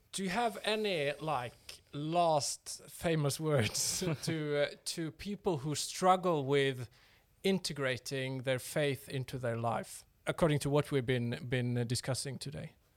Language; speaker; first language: English; non-native, fluent; Norwegian